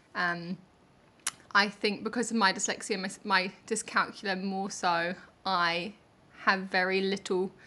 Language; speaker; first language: English; native; English